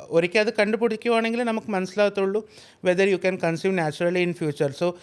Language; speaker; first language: Malayalam; early bilingual, heritage; Malayalam